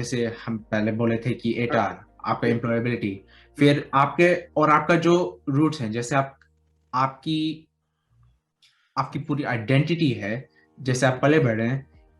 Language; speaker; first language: Hindi; early bilingual, heritage; Hindi